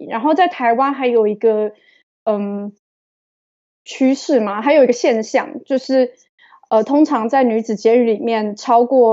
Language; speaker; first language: Chinese; native; Chinese